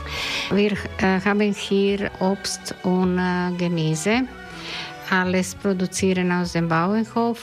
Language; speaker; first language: German; non-native, learner; Croatian